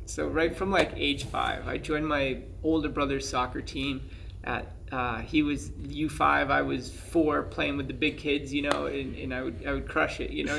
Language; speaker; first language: English; native; English